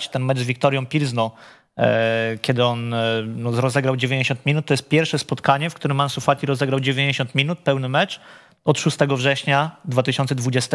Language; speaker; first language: Polish; native; Polish